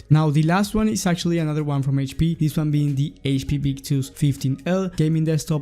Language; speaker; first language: English; non-native, fluent; Spanish